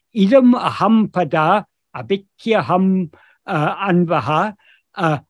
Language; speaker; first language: English; native; English